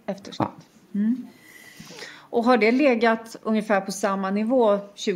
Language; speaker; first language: Swedish; native; Swedish